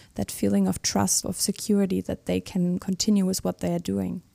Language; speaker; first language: English; non-native, fluent; German